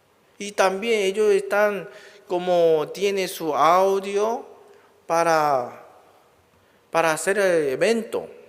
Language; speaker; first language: Spanish; non-native, learner; Korean